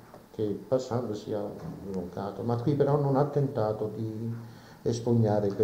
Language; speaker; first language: Italian; native; Italian